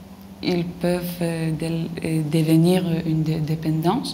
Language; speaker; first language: French; non-native, learner; Lithuanian